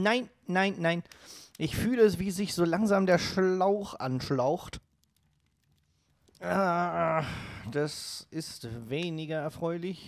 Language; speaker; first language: German; native; German